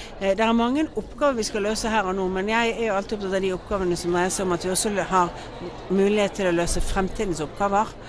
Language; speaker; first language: Norwegian; native; Norwegian